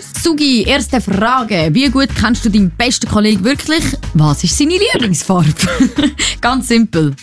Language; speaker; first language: German; native; German